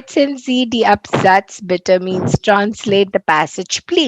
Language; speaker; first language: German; non-native, fluent; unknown